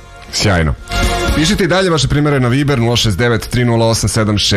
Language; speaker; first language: Serbian; native; Serbian